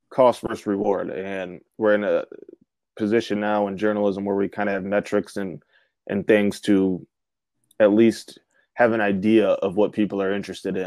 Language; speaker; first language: English; native; English